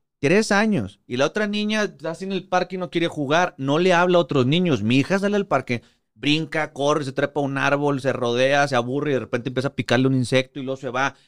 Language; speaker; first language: Spanish; native; Spanish